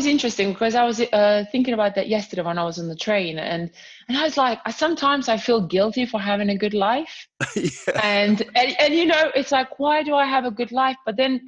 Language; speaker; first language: English; non-native, fluent; Croatian